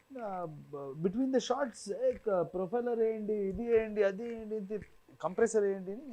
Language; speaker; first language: Telugu; non-native, fluent; Kannada